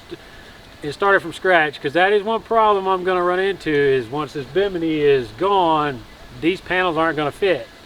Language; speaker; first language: English; native; English